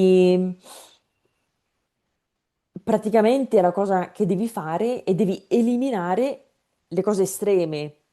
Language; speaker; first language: Italian; non-native, fluent; English